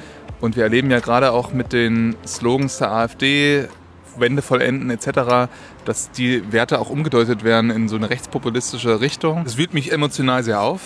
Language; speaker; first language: German; native; German